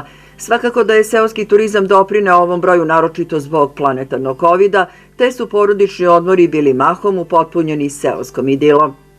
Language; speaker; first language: Serbian; native; Serbian